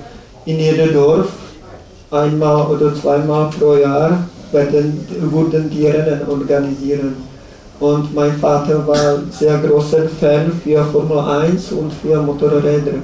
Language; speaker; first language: German; non-native, learner; Czech